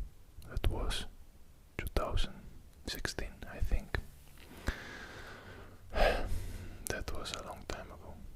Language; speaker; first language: English; non-native, fluent; Italian